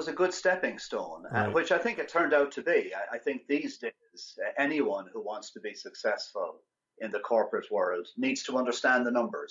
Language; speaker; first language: English; native; English